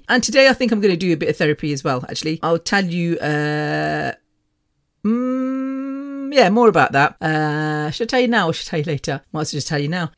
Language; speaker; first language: English; early bilingual, other home language; Punjabi